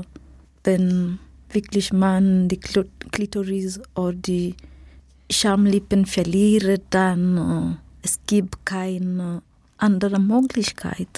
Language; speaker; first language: German; non-native, fluent; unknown